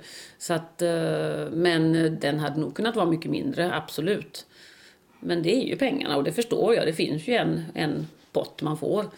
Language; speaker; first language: Swedish; native; Swedish